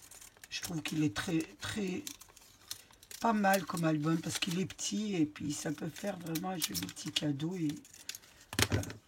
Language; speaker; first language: French; native; French